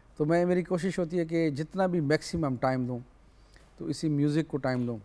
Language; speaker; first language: Urdu; non-native, local second language; Saraiki